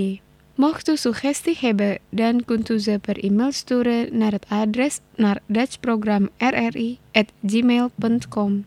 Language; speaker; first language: Dutch; non-native, learner; Indonesian